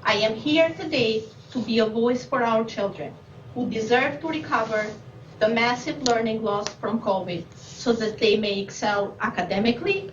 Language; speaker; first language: English; non-native, fluent; Albanian